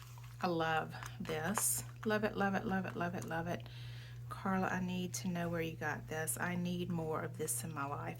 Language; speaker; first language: English; native; English